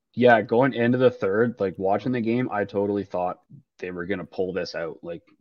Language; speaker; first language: English; native; English